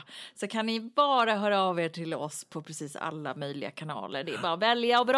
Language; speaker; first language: Swedish; native; Swedish